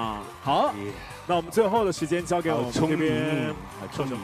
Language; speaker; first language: Chinese; native; Chinese